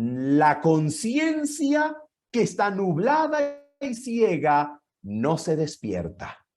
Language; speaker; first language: Spanish; native; Spanish